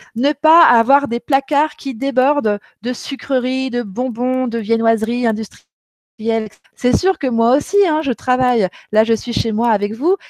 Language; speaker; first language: French; native; French